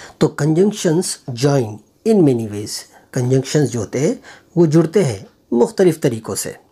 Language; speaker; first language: Urdu; native; Urdu